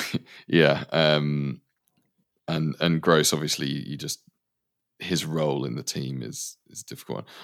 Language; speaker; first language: English; native; English